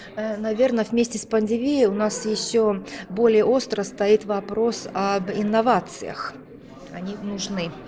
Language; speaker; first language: Russian; native; Russian